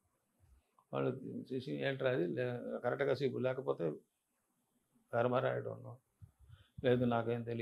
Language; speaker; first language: Telugu; non-native, learner; Tamil